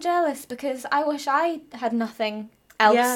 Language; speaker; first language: English; native; English